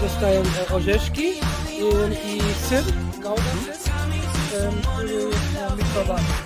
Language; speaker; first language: Polish; early bilingual, heritage; German